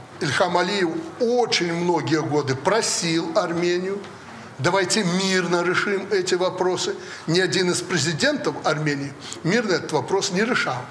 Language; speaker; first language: Russian; native; Russian